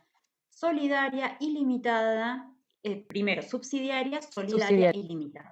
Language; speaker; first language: Spanish; native; Spanish